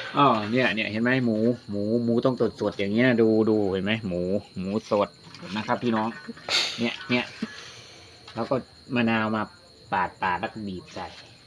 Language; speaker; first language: Thai; native; Thai